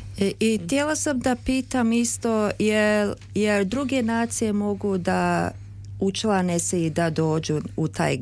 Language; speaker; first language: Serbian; early bilingual, heritage; Serbian